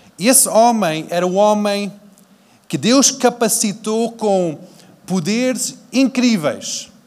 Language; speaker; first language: Portuguese; early bilingual, other home language; English